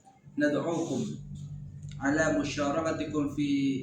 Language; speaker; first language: Arabic; non-native, learner; Indonesian